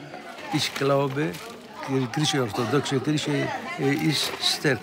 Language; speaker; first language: German; non-native, fluent; Greek